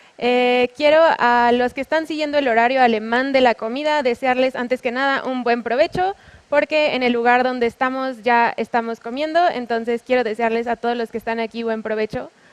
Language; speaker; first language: Spanish; native; Spanish